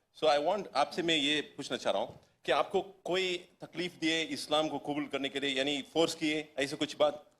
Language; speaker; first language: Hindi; non-native, local second language; Tamil